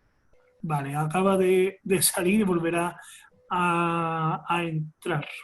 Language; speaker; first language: Spanish; native; Spanish